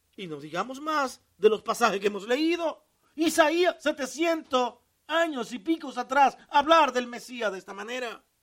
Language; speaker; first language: Spanish; native; Spanish